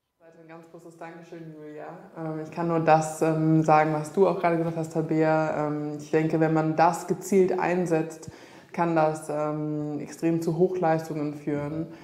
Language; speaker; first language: German; native; German